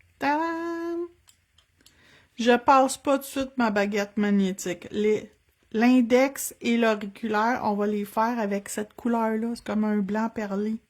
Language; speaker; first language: French; native; French